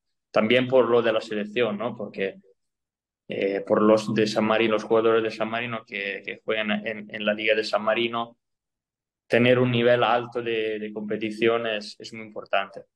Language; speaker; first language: Spanish; non-native, fluent; Italian